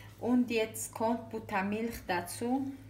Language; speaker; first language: German; non-native, fluent; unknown